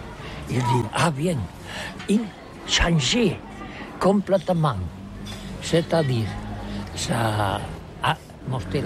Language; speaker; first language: French; non-native, local second language; Catalan